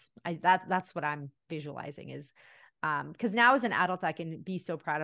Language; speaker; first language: English; early bilingual, other home language; Tamil